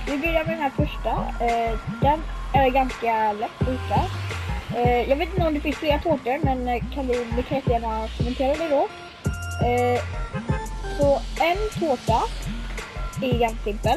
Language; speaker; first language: Swedish; native; Swedish